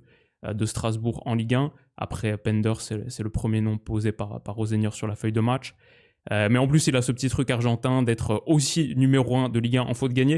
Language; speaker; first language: French; native; French